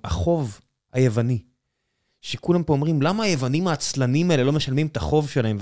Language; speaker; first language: Hebrew; native; Hebrew